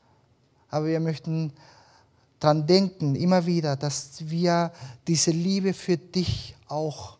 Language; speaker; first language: German; early bilingual, other home language; Spanish